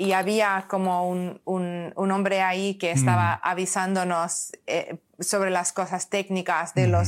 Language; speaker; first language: Spanish; non-native, learner; English